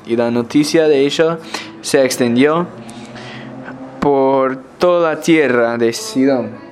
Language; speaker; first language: Spanish; non-native, learner; English